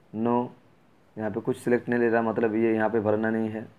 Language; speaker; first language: Hindi; native; Hindi